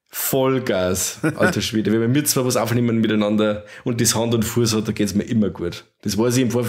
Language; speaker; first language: German; native; German